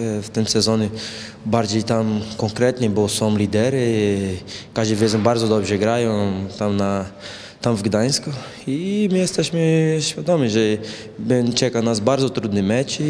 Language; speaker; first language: Polish; non-native, fluent; Portuguese